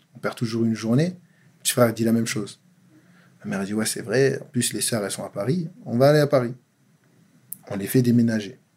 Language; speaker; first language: French; native; French